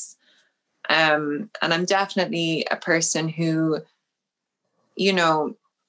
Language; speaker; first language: English; native; English